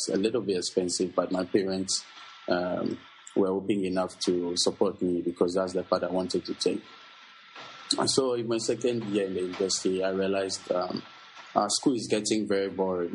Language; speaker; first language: English; non-native, local second language; Akan